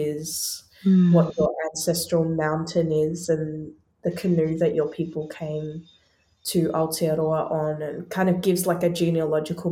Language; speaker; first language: English; native; English